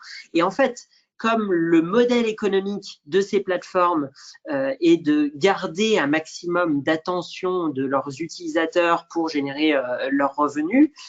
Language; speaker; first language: French; native; French